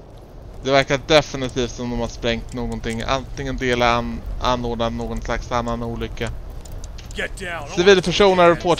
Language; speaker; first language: Swedish; native; Swedish